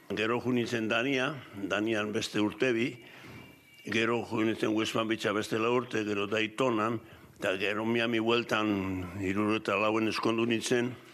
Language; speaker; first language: Basque; native; Basque